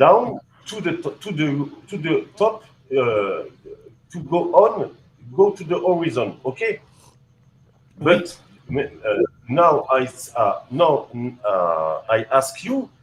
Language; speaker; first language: English; non-native, learner; French